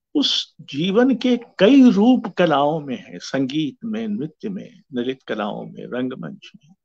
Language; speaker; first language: Hindi; native; Hindi